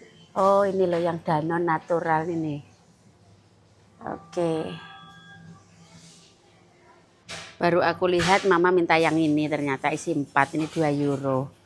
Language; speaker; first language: Indonesian; non-native, local second language; Javanese